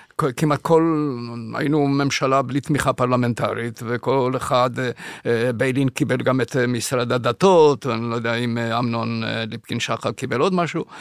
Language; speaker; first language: Hebrew; early bilingual, other home language; Spanish